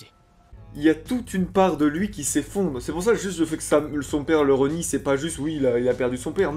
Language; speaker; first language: French; native; French